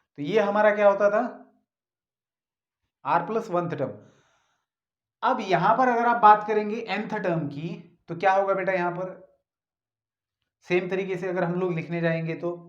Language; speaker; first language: Hindi; native; Hindi